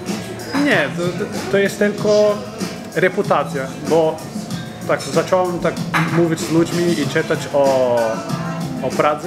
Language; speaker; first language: Polish; non-native, learner; Portuguese